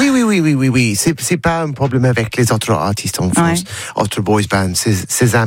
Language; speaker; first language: French; non-native, learner; English